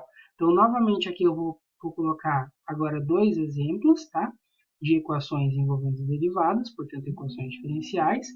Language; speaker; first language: Portuguese; native; Portuguese